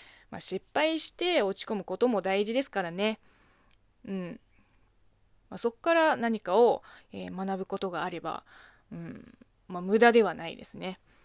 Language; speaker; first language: Japanese; non-native, fluent; Chinese